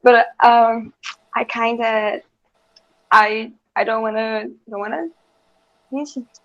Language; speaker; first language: English; non-native, learner; Portuguese